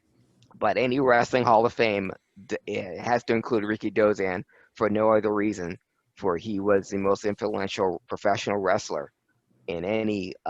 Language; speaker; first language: English; native; English